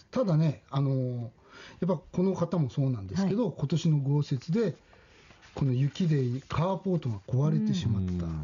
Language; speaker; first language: Japanese; native; Japanese